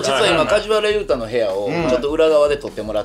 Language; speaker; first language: Japanese; native; Japanese